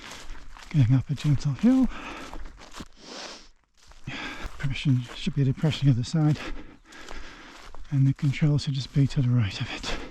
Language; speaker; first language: English; native; English